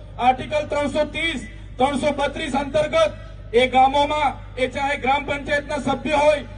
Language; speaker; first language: Gujarati; non-native, local second language; Vasavi